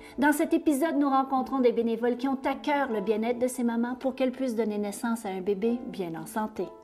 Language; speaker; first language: French; native; French